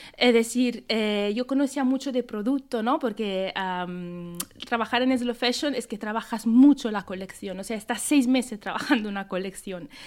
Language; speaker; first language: Spanish; non-native, fluent; Italian